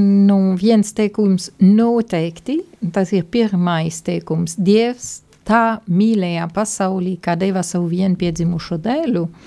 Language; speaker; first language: Latvian; non-native, fluent; Italian